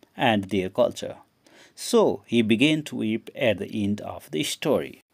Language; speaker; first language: English; non-native, local second language; Nepali